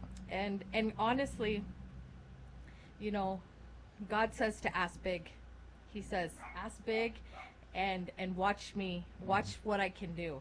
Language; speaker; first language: English; early bilingual, other home language; Spanish